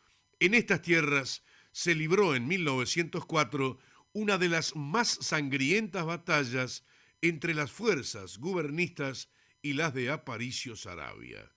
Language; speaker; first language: Spanish; native; Spanish